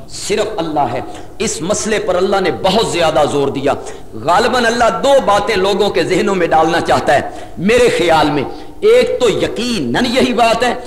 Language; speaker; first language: Urdu; non-native, local second language; Punjabi